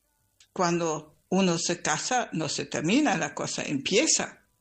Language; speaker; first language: Spanish; non-native, fluent; German